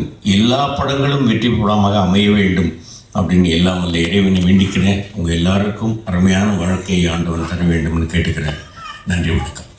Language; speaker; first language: Tamil; native; Tamil